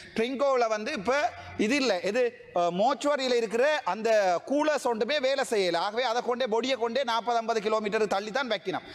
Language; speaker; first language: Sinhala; non-native, local second language; Tamil